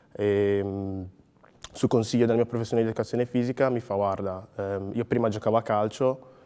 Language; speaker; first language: Italian; early bilingual, other home language; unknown